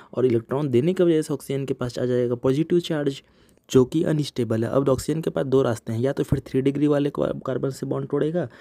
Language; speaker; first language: Hindi; native; Hindi